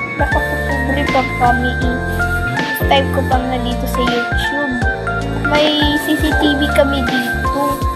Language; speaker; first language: Filipino; non-native, local second language; Cebuano